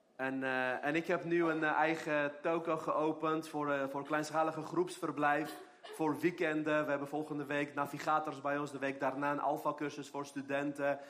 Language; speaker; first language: Dutch; non-native, fluent; Armenian